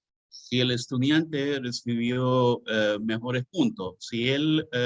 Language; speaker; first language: Spanish; non-native, learner; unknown